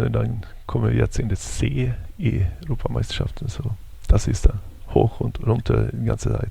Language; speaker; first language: German; non-native, fluent; Swedish